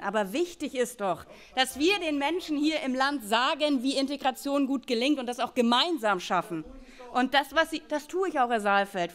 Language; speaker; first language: German; native; German